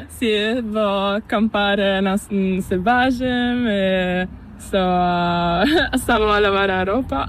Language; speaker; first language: Spanish; non-native, learner; Italian